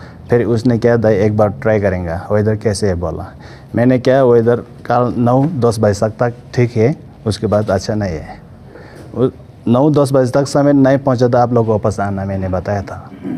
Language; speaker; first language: Hindi; non-native, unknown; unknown